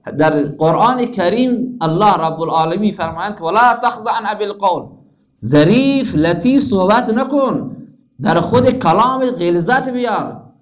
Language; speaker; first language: Persian; non-native, local second language; Baluchi